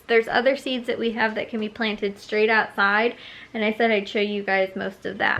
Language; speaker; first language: English; native; English